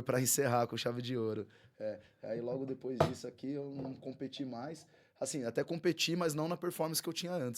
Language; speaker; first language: Portuguese; native; Portuguese